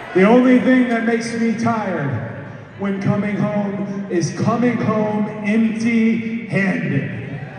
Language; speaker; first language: English; native; English